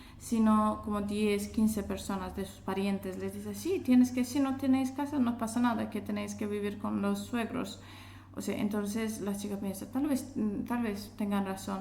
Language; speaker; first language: Spanish; non-native, fluent; Azerbaijani